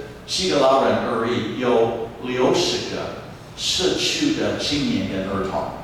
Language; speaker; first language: Chinese; non-native, fluent; English